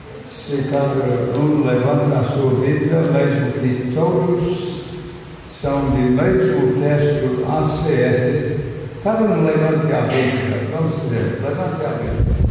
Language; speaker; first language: Portuguese; non-native, fluent; English